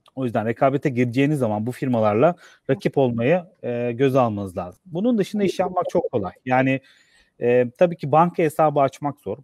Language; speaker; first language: Turkish; native; Turkish